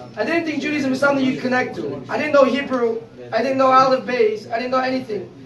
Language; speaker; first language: English; native; English